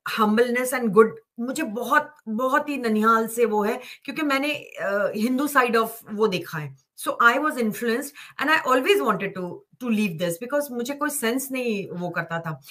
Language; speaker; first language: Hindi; native; Hindi